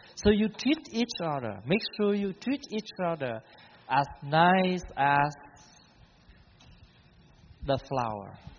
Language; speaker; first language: English; non-native, fluent; Vietnamese